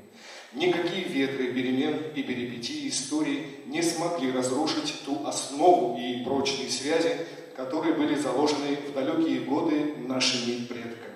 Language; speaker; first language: Russian; native; Russian